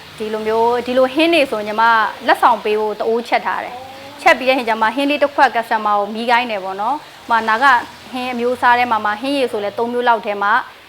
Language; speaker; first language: Burmese; non-native, local second language; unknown